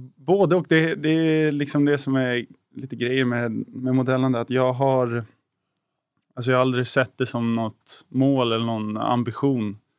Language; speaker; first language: Swedish; early bilingual, other home language; Lithuanian